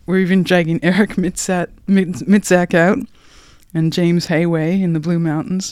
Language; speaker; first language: English; native; English